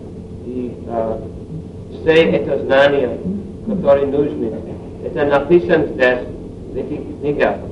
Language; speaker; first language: Russian; non-native, learner; English